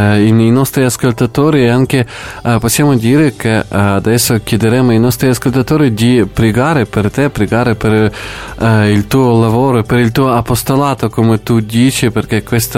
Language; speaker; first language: Italian; non-native, fluent; Ukrainian